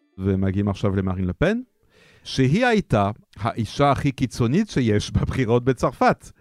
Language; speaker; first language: Hebrew; non-native, fluent; French